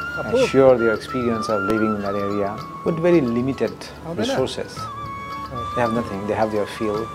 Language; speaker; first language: English; non-native, local second language; Newari